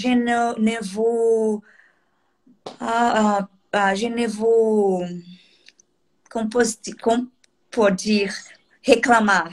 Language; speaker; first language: French; non-native, learner; Portuguese